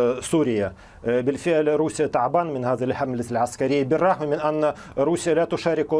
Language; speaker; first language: Arabic; non-native, fluent; Russian